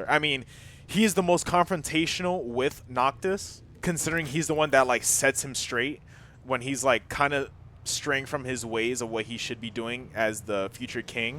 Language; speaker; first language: English; native; English